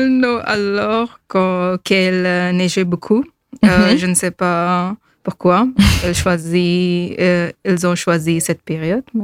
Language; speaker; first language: French; non-native, fluent; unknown